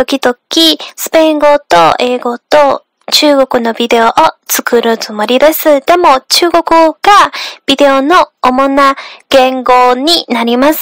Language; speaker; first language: Japanese; non-native, learner; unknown